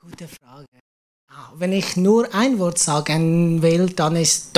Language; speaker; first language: German; non-native, learner; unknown